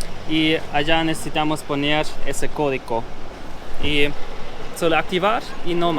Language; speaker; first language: Spanish; non-native, learner; German